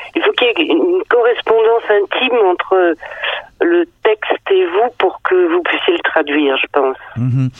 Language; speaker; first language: French; early bilingual, other home language; Danish